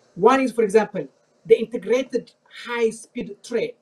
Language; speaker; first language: English; non-native, fluent; Amharic